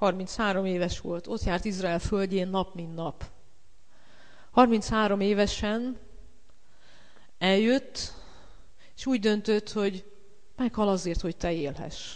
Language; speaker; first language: Hungarian; native; Hungarian